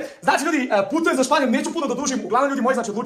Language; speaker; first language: Croatian; native; Croatian